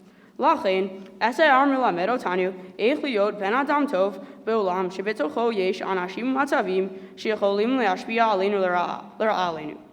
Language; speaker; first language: Hebrew; non-native, learner; English